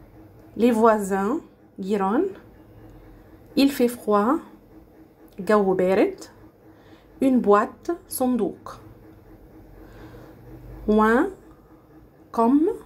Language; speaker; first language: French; non-native, fluent; Arabic